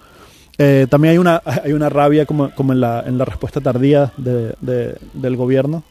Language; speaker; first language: Spanish; native; Spanish